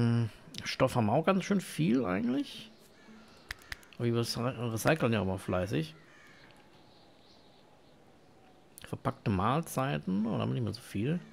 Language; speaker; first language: German; native; German